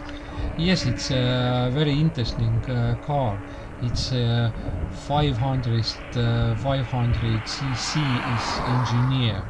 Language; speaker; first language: English; non-native, learner; Estonian